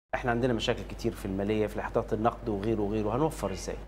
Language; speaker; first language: Arabic; native; Arabic